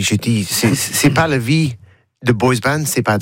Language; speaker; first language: French; non-native, learner; English